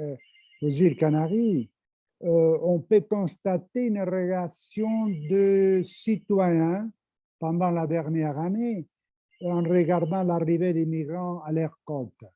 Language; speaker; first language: French; non-native, fluent; Spanish